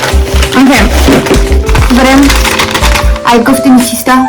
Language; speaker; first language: Persian; native; Persian